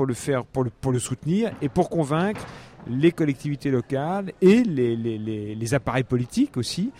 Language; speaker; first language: French; native; French